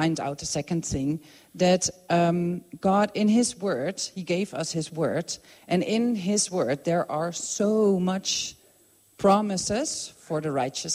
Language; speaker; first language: English; non-native, fluent; Dutch